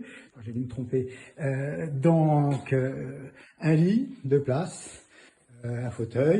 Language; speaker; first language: French; native; French